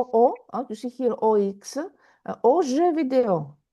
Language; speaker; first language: French; non-native, fluent; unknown